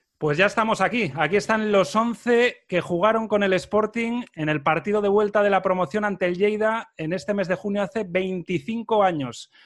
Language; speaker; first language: Spanish; native; Spanish